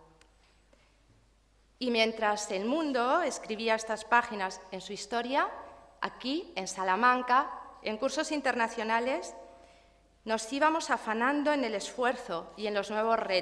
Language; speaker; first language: Spanish; native; Spanish